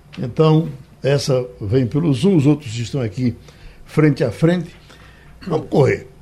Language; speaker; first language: Portuguese; native; Portuguese